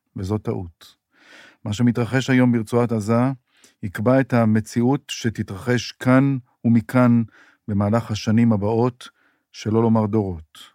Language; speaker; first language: Hebrew; native; Hebrew